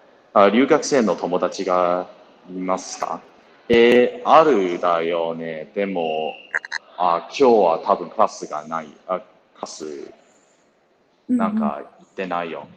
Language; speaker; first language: Japanese; non-native, learner; English